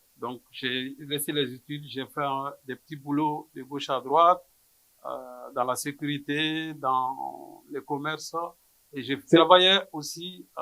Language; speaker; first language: French; non-native, local second language; Bambara